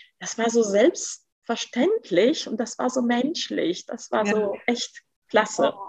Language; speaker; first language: German; non-native, fluent; Italian